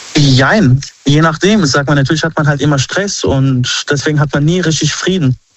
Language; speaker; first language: German; early bilingual, other home language; Arabic